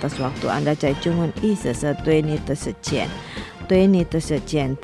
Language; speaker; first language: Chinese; non-native, fluent; Indonesian